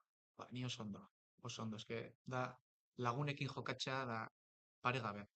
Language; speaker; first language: Basque; non-native, local second language; Spanish